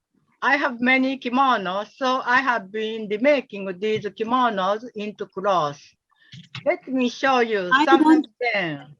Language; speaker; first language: English; non-native, learner; Japanese